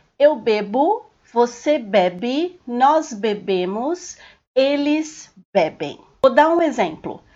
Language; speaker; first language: Portuguese; native; Portuguese